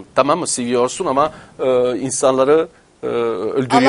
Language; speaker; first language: Turkish; non-native, fluent; Italian